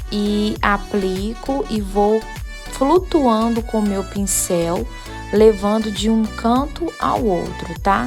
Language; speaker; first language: Portuguese; native; Portuguese